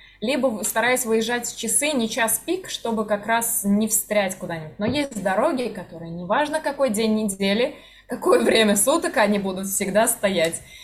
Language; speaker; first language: Russian; native; Russian